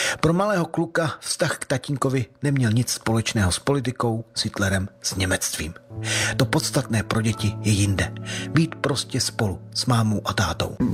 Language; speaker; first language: Czech; native; Czech